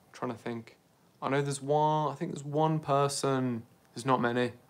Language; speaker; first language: English; native; English